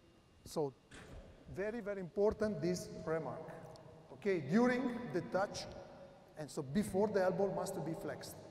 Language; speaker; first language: English; non-native, learner; Italian